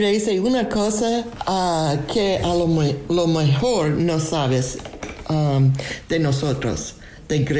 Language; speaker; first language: Spanish; non-native, fluent; English